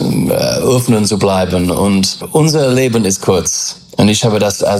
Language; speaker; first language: German; non-native, learner; English